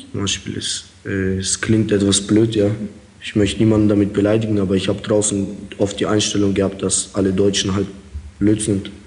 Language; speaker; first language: German; early bilingual, other home language; Russian